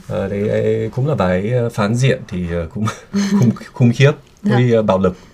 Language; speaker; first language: Vietnamese; non-native, fluent; English